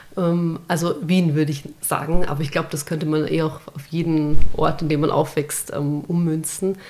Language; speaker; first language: German; early bilingual, other home language; Bosnian